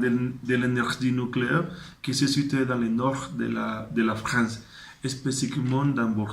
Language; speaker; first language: French; non-native, learner; Spanish